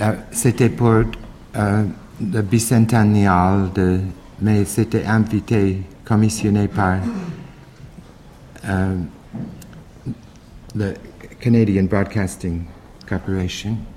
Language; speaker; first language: French; non-native, fluent; English